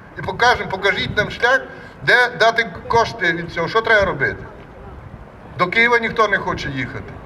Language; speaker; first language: Ukrainian; native; Ukrainian